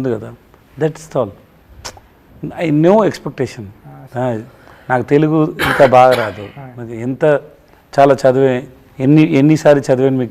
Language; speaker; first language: Telugu; non-native, learner; Tamil